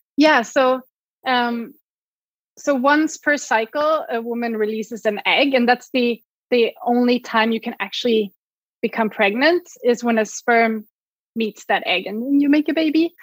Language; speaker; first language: English; non-native, fluent; Swedish